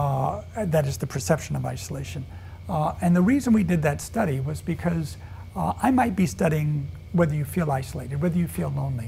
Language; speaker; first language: English; native; English